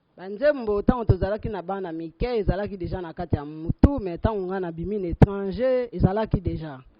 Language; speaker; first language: Lingala; non-native, local second language; Mongo